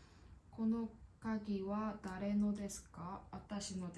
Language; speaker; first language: Japanese; non-native, learner; Korean